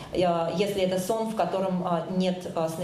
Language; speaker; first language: Russian; native; Russian